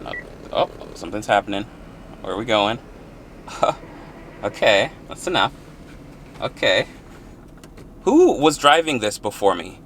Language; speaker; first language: English; native; English